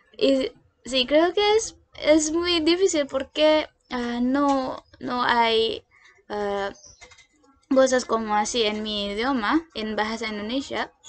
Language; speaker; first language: Spanish; non-native, learner; Indonesian